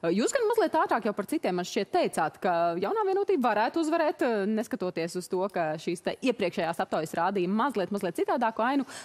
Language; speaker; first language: Latvian; native; Latvian